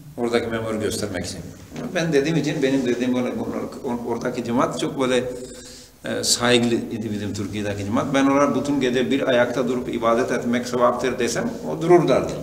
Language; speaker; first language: Turkish; non-native, fluent; Urdu